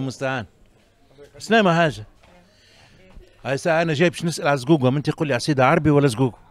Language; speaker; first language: Arabic; native; Arabic